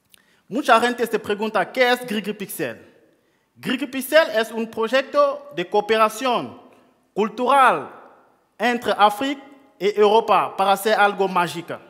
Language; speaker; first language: Spanish; non-native, fluent; French